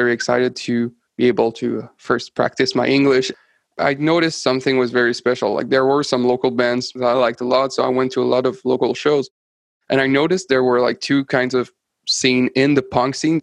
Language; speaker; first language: English; non-native, fluent; French